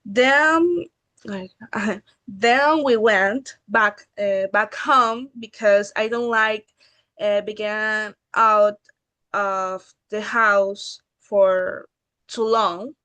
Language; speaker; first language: English; non-native, learner; Spanish